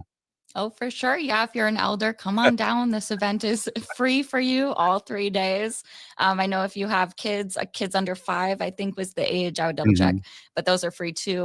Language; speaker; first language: English; native; English